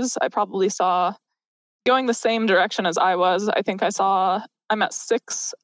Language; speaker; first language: English; native; English